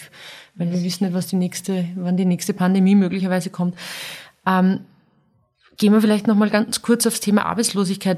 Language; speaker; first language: German; native; German